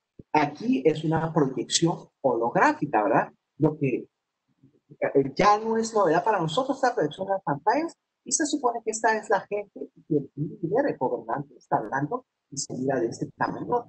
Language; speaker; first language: Spanish; native; Spanish